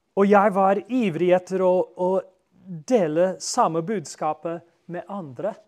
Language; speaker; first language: Norwegian; non-native, fluent; English